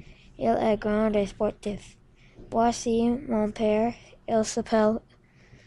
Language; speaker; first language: French; non-native, local second language; English